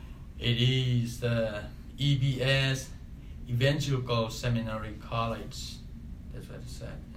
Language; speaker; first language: English; non-native, learner; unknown